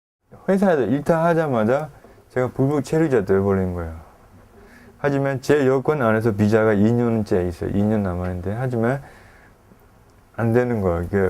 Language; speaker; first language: Korean; non-native, local second language; Filipino